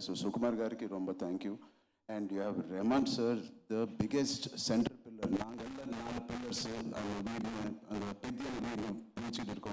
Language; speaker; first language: Tamil; non-native, learner; Telugu